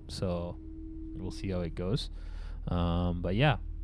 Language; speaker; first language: English; non-native, local second language; Malay